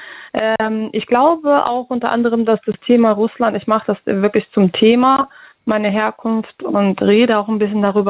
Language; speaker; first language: German; early bilingual, other home language; Russian